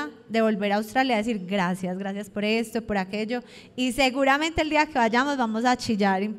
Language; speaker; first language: Spanish; native; Spanish